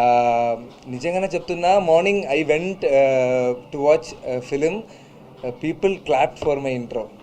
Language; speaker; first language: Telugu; non-native, learner; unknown